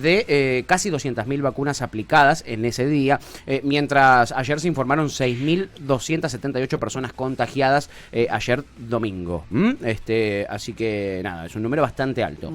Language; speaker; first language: Spanish; native; Spanish